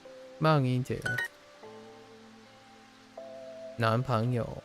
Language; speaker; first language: Chinese; non-native, learner; English